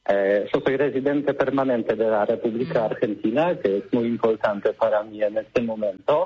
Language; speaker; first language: Spanish; non-native, learner; Polish